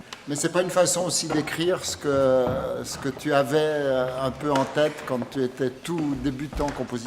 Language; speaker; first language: French; native; French